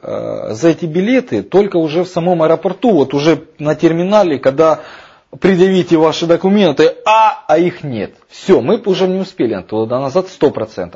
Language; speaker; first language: Russian; native; Russian